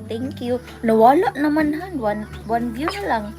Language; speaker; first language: Filipino; non-native, local second language; Cebuano